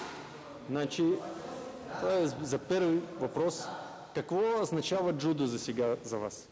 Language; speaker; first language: Bulgarian; non-native, learner; Russian